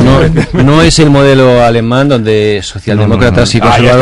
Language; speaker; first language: Spanish; native; Spanish